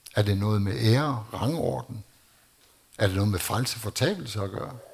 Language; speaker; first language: Danish; native; Danish